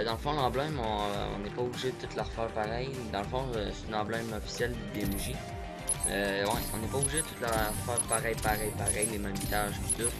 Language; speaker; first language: French; native; French